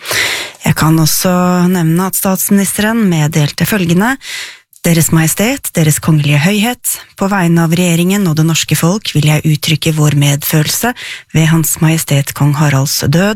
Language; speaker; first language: Norwegian; native; Norwegian